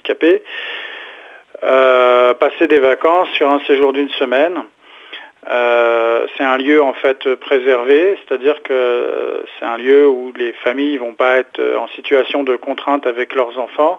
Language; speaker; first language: French; native; French